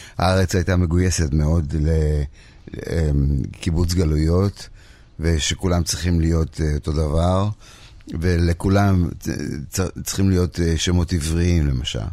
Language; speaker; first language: Hebrew; early bilingual, other home language; Polish